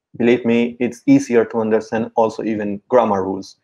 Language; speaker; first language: English; non-native, fluent; Spanish